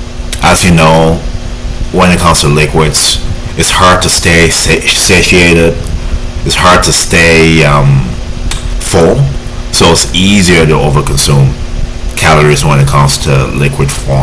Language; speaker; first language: English; native; English